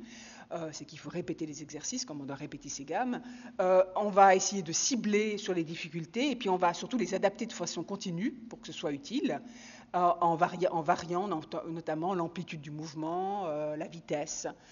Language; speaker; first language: French; native; French